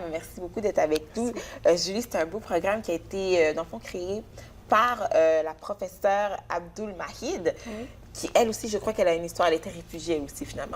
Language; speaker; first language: French; native; French